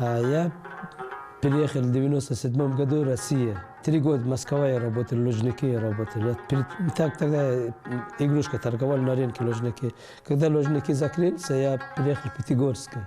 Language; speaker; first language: Russian; non-native, learner; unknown